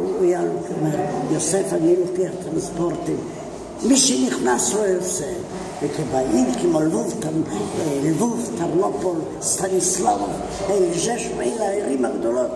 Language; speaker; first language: Hebrew; non-native, fluent; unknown